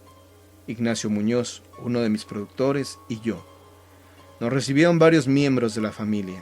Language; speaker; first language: Spanish; native; Spanish